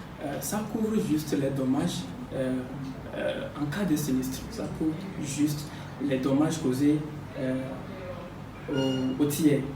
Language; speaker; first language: French; non-native, fluent; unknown